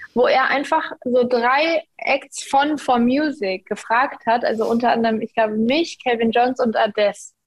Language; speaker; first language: German; native; German